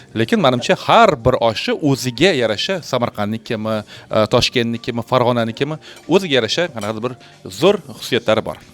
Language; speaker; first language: Uzbek; native; Uzbek